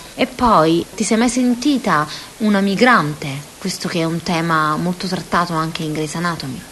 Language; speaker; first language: Italian; native; Italian